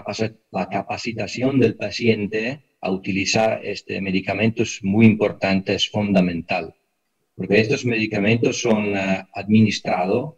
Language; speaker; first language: Spanish; non-native, fluent; Italian